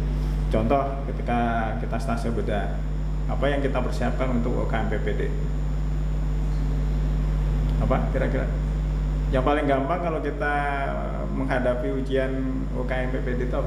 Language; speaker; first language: Indonesian; native; Indonesian